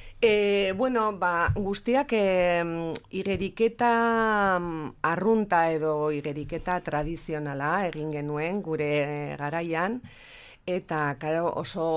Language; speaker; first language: Basque; non-native, local second language; Spanish